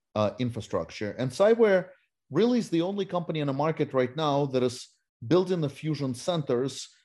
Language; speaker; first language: English; non-native, fluent; Russian